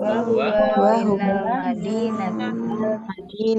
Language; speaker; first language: Arabic; non-native, learner; Indonesian